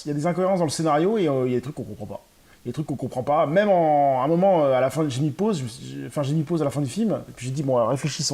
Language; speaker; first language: French; native; French